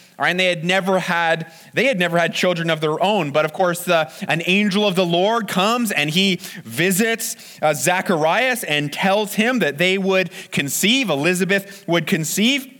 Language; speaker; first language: English; native; English